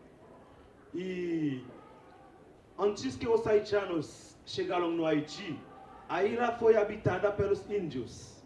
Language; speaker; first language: Portuguese; non-native, fluent; Haitian Creole